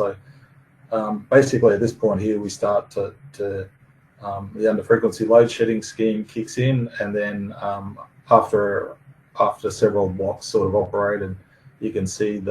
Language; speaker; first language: English; native; English